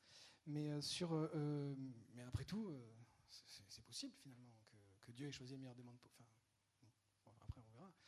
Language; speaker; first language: French; native; French